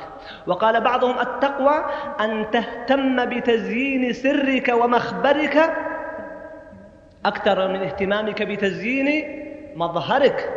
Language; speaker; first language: Arabic; native; Arabic